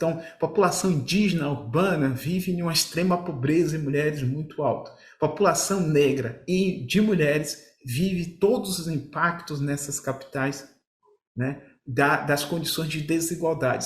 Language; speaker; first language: Portuguese; native; Portuguese